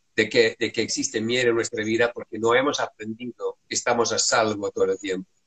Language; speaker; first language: Spanish; non-native, fluent; Dutch